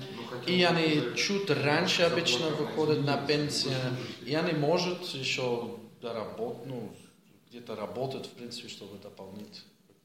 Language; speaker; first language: Russian; non-native, learner; Dutch